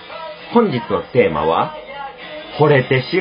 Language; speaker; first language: Japanese; native; Japanese